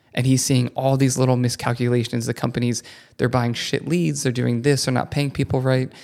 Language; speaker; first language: English; early bilingual, other home language; Italian